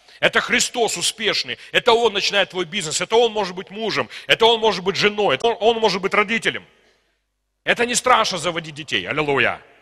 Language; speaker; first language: Russian; non-native, local second language; Ukrainian